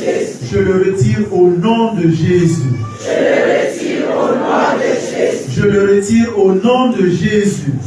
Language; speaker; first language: French; non-native, local second language; Mossi